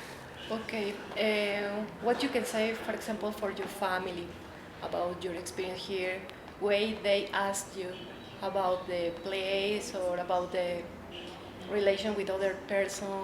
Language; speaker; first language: English; non-native, learner; Spanish